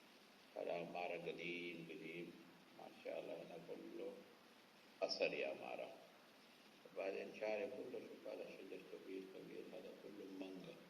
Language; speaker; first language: Arabic; non-native, learner; Urdu